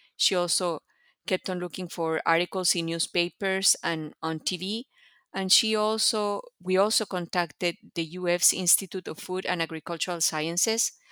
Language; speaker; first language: English; non-native, fluent; Spanish